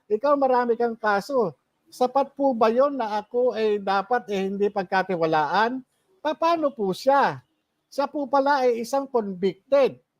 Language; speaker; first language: Filipino; native; Filipino